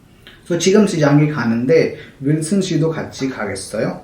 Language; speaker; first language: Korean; non-native, fluent; Hindi